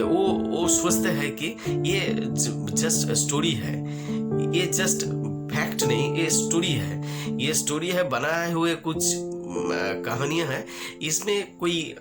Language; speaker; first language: Hindi; non-native, local second language; Bangla